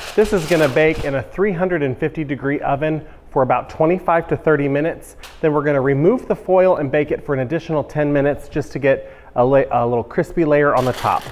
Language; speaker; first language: English; native; English